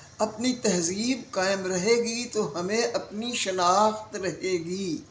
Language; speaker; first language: Urdu; non-native, local second language; Punjabi